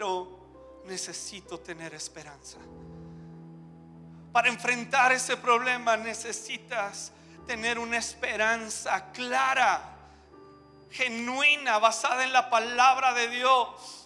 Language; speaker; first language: Spanish; native; Spanish